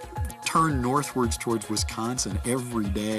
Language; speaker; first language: English; native; English